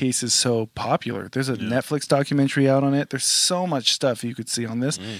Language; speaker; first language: English; native; English